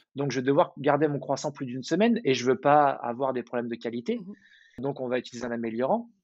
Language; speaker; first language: French; native; French